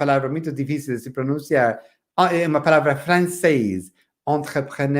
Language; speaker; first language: Portuguese; non-native, fluent; English